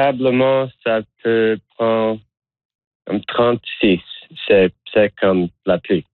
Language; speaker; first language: French; non-native, learner; English